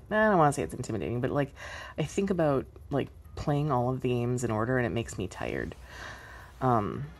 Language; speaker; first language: English; native; English